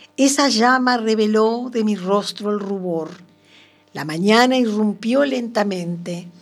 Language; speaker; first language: Spanish; native; Spanish